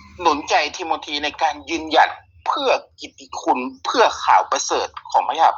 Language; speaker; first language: Thai; native; Thai